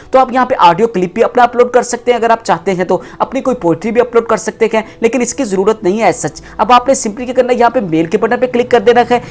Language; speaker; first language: Urdu; non-native, local second language; Punjabi